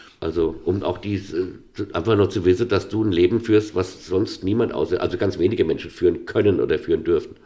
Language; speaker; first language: German; native; German